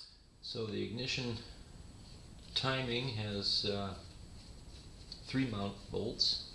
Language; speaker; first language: English; native; English